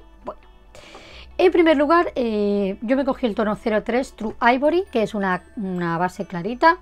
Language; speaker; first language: Spanish; native; Spanish